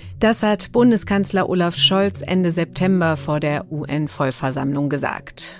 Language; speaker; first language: German; native; German